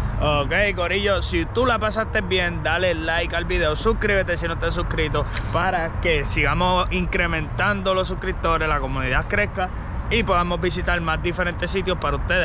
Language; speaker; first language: Spanish; native; Spanish